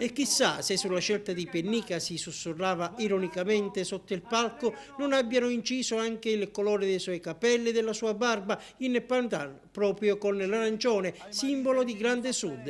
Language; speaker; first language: Italian; native; Italian